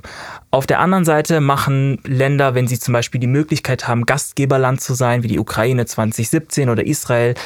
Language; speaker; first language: German; native; German